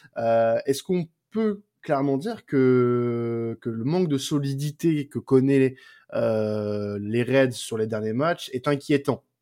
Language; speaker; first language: French; native; French